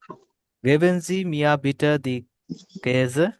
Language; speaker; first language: German; non-native, learner; Bangla